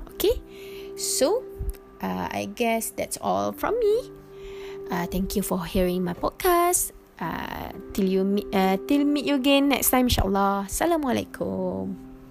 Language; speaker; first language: English; non-native, local second language; Malay